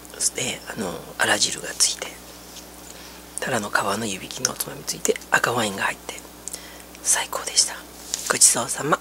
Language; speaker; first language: Japanese; native; Japanese